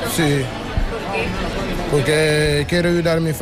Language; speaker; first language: Spanish; non-native, learner; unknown